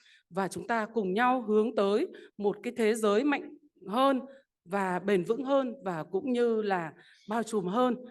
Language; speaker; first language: Vietnamese; native; Vietnamese